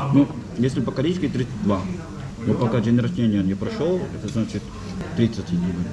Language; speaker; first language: Russian; non-native, fluent; Korean